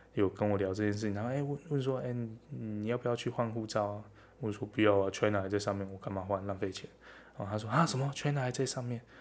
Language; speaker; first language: Chinese; native; Chinese